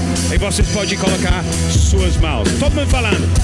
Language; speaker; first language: Portuguese; non-native, learner; English